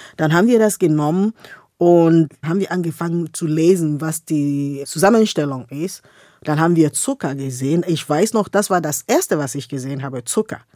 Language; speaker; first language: German; non-native, fluent; Igbo